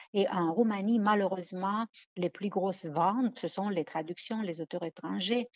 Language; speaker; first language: French; non-native, fluent; Romanian